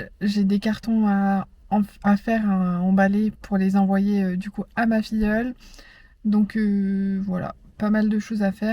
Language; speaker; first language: French; native; French